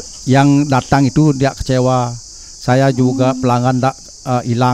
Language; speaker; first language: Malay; non-native, local second language; Balinese